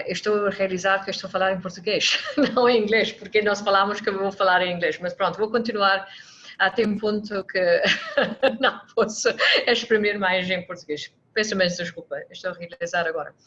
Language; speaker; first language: Portuguese; non-native, fluent; English